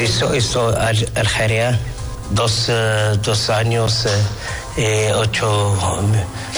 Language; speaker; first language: Spanish; non-native, learner; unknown